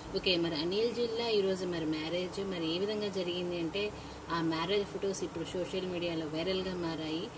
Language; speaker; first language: Telugu; native; Telugu